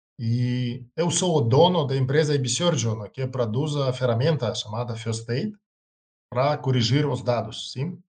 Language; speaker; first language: Portuguese; non-native, learner; Russian